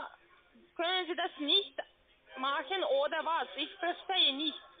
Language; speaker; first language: German; non-native, learner; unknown